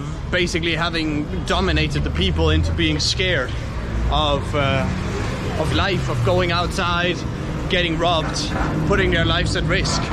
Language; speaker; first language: English; non-native, fluent; Danish